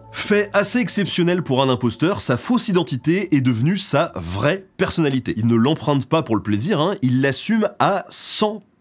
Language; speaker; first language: French; native; French